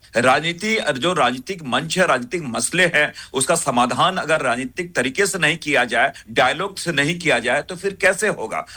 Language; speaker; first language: Hindi; native; Hindi